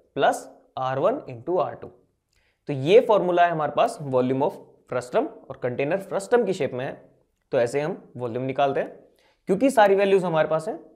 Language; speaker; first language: Hindi; native; Hindi